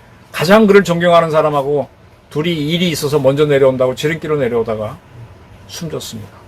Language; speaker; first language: Korean; native; Korean